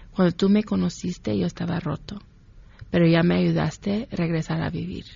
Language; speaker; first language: Spanish; early bilingual, heritage; Spanish